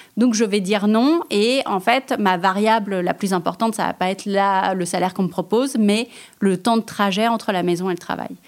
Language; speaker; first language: French; native; French